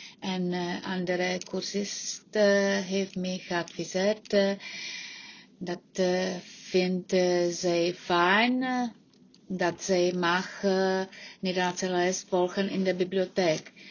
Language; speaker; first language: Dutch; non-native, learner; Czech